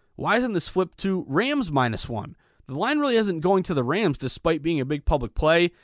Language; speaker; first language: English; native; English